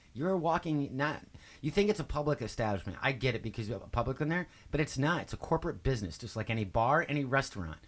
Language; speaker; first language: English; native; English